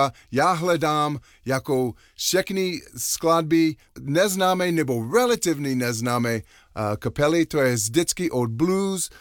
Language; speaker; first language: Czech; non-native, learner; English